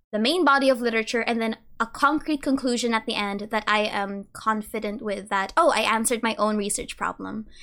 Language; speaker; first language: English; native; English